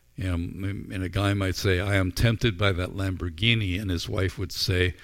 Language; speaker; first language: English; native; English